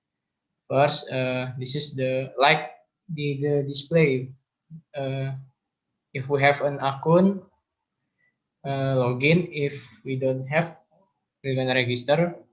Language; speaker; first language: English; non-native, learner; Indonesian